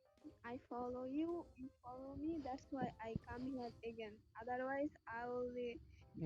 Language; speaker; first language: English; non-native, learner; Bangla